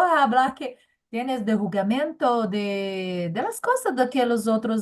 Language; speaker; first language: Spanish; non-native, learner; Portuguese